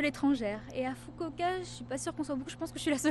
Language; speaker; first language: French; native; French